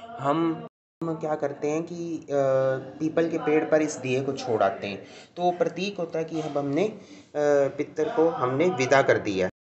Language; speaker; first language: Hindi; non-native, local second language; Sindhi